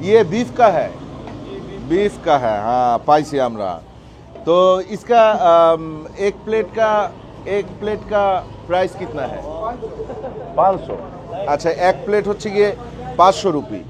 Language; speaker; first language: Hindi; non-native, learner; Bangla